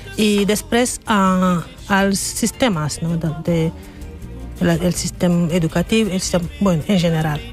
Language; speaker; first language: Catalan; non-native, learner; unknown